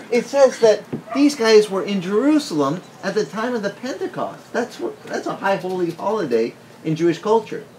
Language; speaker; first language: English; early bilingual, other home language; Italian